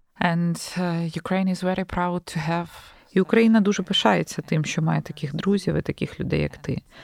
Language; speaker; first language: Ukrainian; native; Ukrainian